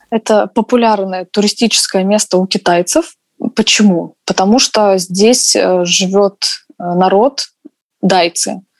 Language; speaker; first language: Russian; native; Russian